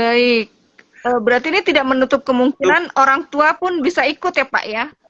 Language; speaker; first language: Indonesian; native; Indonesian